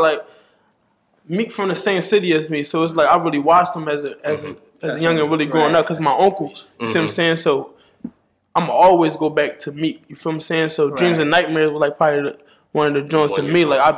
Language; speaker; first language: English; native; English